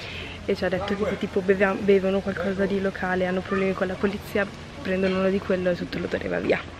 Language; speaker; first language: Italian; native; Italian